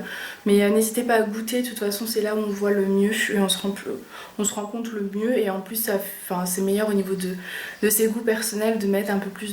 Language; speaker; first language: French; native; French